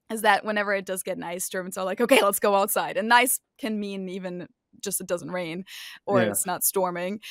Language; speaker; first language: English; non-native, fluent; German